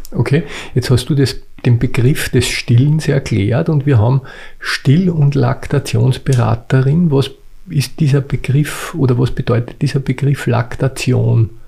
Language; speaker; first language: German; native; German